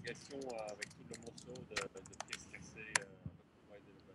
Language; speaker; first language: French; non-native, learner; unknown